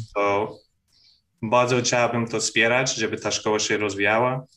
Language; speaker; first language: Polish; non-native, fluent; English